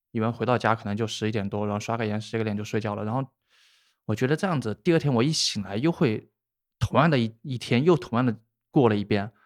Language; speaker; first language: Chinese; native; Chinese